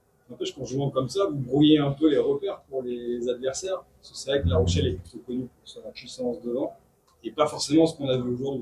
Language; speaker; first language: French; native; French